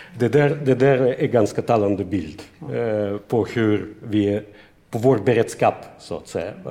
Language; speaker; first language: Swedish; non-native, fluent; Russian